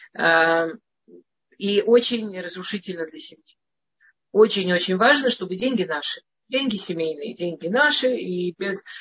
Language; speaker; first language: Russian; early bilingual, heritage; Russian